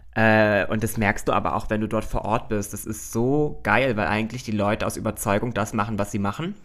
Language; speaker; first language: German; native; German